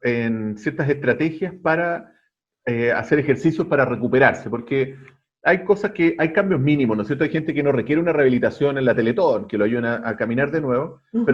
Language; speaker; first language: Spanish; native; Spanish